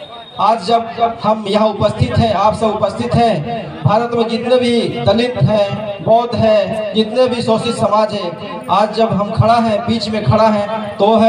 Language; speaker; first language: Hindi; native; Hindi